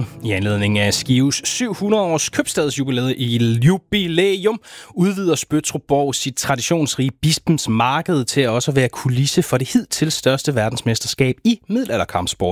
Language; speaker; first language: Danish; native; Danish